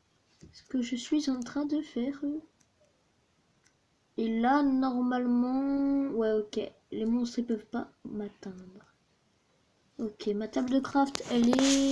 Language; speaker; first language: French; native; French